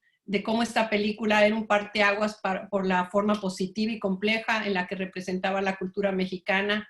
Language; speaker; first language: Spanish; native; Spanish